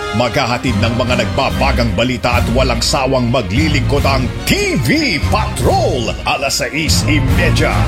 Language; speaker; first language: Filipino; native; Filipino